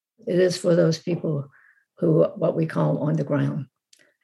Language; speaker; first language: English; native; English